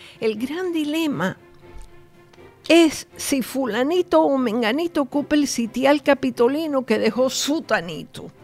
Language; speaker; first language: Spanish; native; Spanish